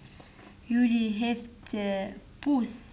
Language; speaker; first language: Dutch; non-native, learner; Arabic